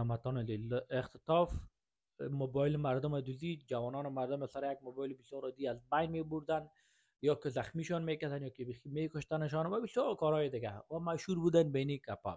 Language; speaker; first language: Persian; native; Persian